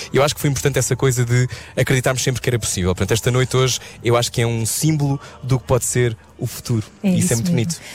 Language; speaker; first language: Portuguese; native; Portuguese